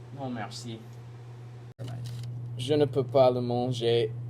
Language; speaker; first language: French; non-native, learner; English